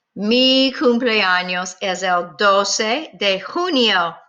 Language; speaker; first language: Spanish; non-native, fluent; English